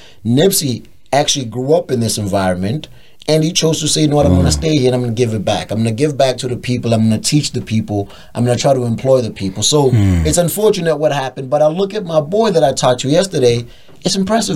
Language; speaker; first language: English; non-native, local second language; Zulu